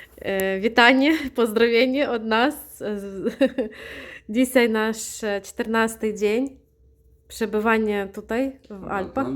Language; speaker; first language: Polish; non-native, learner; Ukrainian